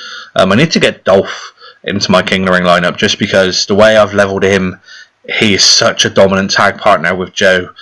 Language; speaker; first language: English; native; English